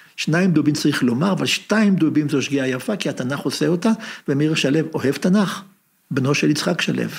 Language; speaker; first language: Hebrew; native; Hebrew